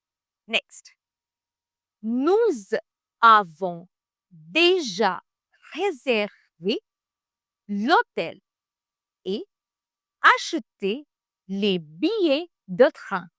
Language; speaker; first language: French; non-native, fluent; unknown